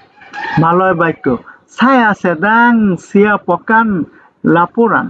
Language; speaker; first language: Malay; non-native, fluent; Bangla